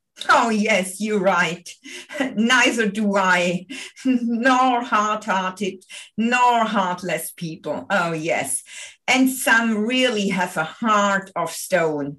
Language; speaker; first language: English; non-native, fluent; German